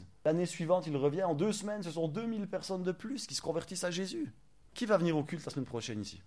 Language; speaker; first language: French; native; French